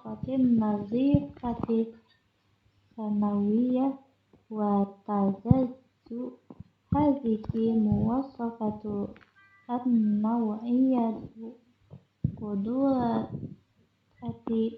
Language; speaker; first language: Arabic; non-native, learner; Indonesian